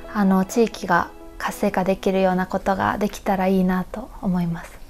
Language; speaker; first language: Japanese; native; Japanese